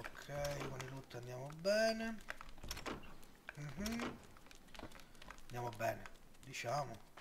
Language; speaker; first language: Italian; native; Italian